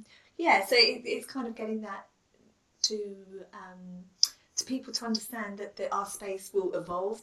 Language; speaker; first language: English; native; English